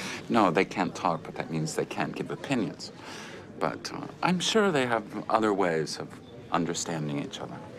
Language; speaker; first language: English; native; English